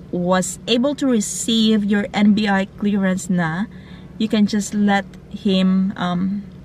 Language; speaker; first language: English; non-native, local second language; Cebuano